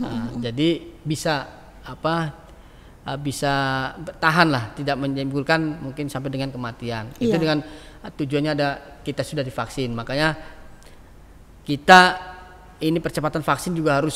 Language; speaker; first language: Indonesian; native; Indonesian